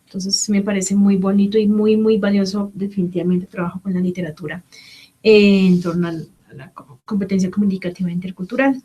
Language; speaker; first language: Spanish; native; Spanish